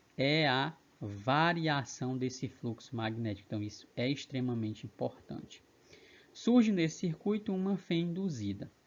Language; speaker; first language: Portuguese; native; Portuguese